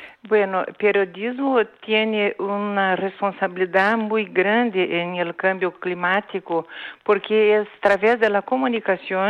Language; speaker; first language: Spanish; non-native, fluent; Portuguese